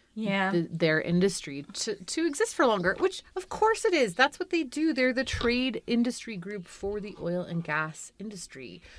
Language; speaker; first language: English; native; English